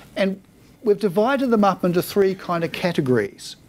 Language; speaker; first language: English; native; English